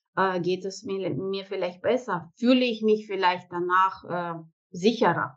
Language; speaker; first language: German; non-native, fluent; Russian